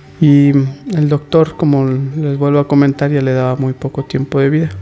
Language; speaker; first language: Spanish; native; Spanish